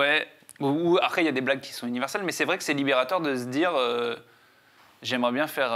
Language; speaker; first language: French; native; French